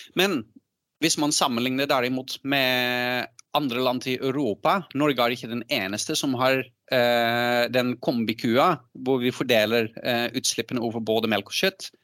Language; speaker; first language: Norwegian; non-native, fluent; Dutch